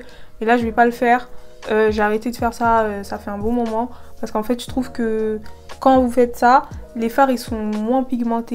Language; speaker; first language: French; native; French